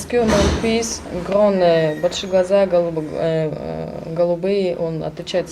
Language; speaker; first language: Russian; native; Russian